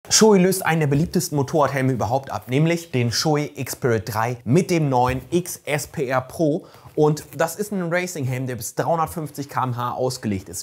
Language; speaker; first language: German; native; German